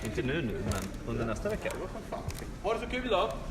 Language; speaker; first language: Swedish; native; Swedish